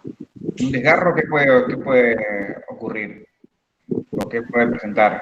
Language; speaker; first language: Spanish; native; Spanish